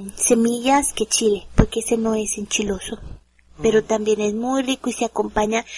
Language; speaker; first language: Spanish; native; Spanish